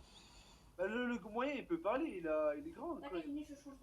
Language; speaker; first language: French; native; French